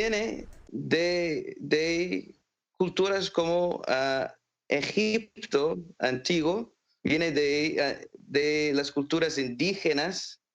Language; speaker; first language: Spanish; non-native, fluent; English